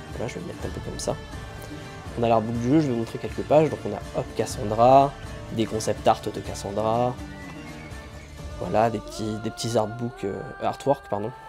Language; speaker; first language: French; native; French